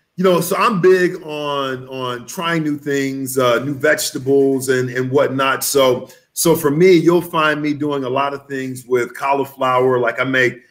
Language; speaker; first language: English; native; English